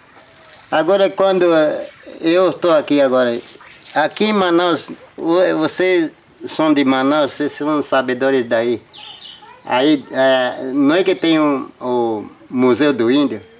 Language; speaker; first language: Portuguese; non-native, local second language; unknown